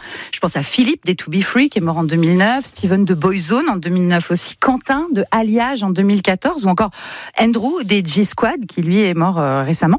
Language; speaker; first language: French; native; French